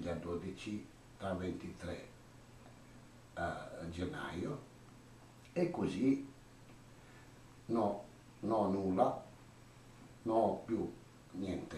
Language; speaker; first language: Italian; non-native, learner; Croatian